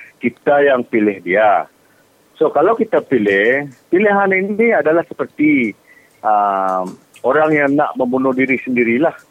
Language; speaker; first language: Malay; non-native, local second language; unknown